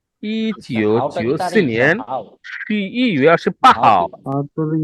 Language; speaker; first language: Chinese; non-native, learner; Bangla